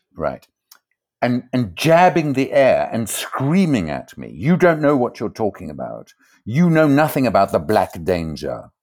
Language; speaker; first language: English; native; English